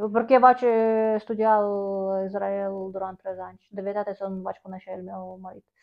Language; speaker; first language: Catalan; non-native, fluent; Russian